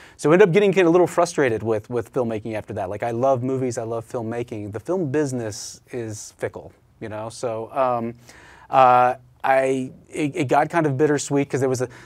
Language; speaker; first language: English; native; English